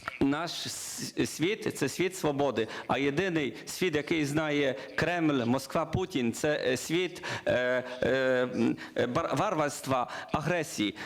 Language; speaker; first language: Ukrainian; non-native, learner; Polish